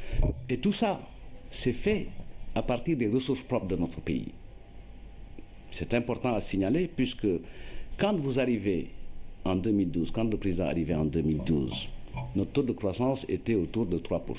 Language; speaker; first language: French; non-native, local second language; Wolof